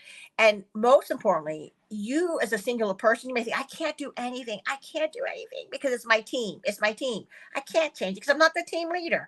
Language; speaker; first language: English; early bilingual, other home language; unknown